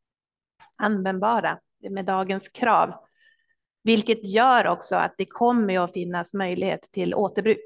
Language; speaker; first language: Swedish; native; Swedish